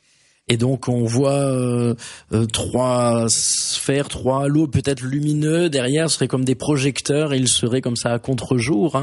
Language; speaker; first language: French; native; French